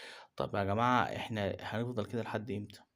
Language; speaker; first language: Arabic; native; Arabic